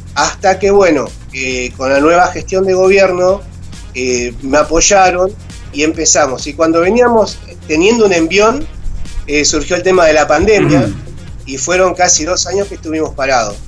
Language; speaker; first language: Spanish; native; Spanish